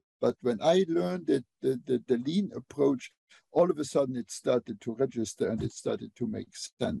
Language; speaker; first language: English; non-native, fluent; Luxembourgish